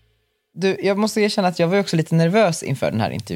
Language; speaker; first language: Swedish; native; Swedish